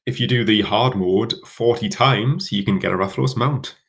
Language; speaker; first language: English; native; English